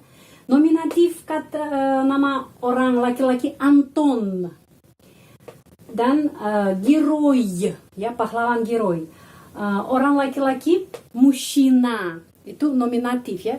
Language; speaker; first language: Indonesian; non-native, fluent; Russian